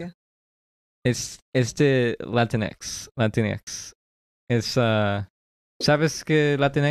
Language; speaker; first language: Spanish; early bilingual, heritage; English